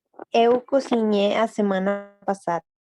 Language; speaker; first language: Portuguese; non-native, learner; Spanish